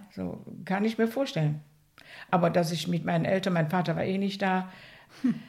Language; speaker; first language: German; native; German